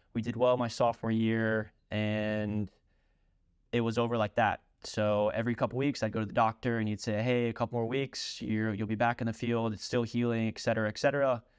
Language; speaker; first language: English; native; English